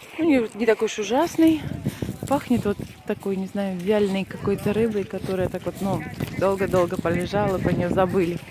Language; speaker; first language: Russian; native; Russian